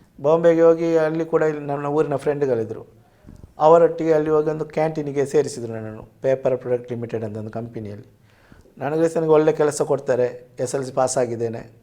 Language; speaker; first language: Kannada; non-native, local second language; Tulu